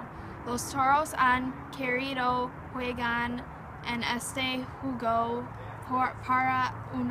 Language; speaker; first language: Spanish; non-native, learner; English